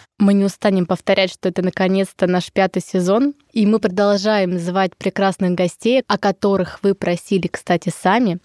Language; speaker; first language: Russian; native; Russian